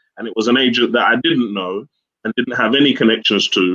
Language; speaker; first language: English; native; English